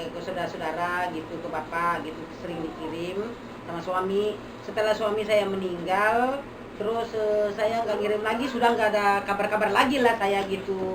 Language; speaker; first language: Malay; non-native, local second language; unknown